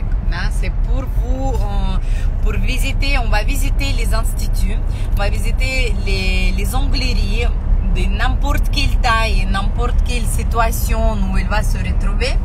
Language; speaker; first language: French; non-native, fluent; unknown